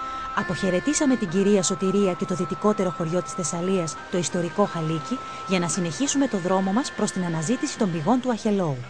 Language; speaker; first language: Greek; native; Greek